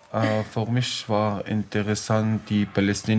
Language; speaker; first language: German; non-native, learner; Arabic